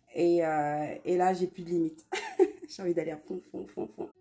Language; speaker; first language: French; native; French